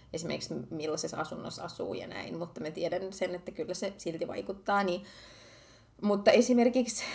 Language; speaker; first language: Finnish; early bilingual, other home language; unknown